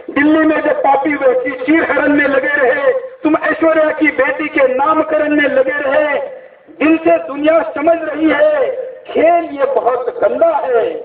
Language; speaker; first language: Hindi; non-native, local second language; Marathi